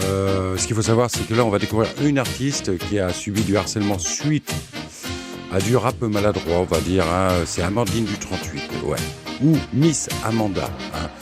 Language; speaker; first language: French; native; French